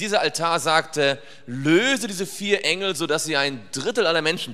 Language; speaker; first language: German; native; German